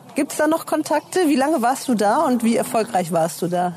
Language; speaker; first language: German; native; German